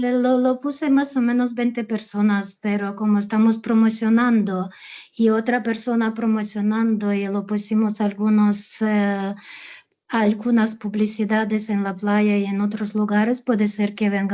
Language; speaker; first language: Spanish; non-native, fluent; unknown